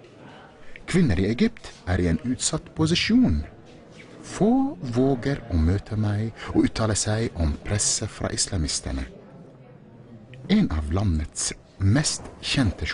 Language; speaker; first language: Norwegian; non-native, fluent; Arabic